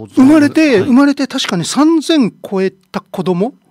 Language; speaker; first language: Japanese; native; Japanese